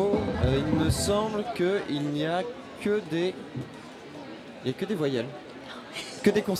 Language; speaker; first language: French; native; French